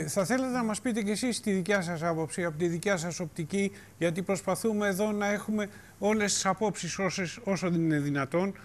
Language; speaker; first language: Greek; native; Greek